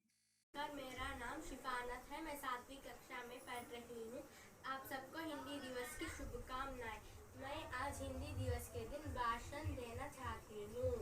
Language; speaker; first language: Hindi; non-native, local second language; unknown